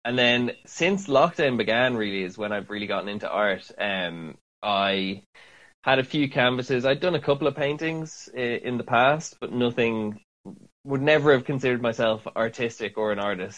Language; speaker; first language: English; native; English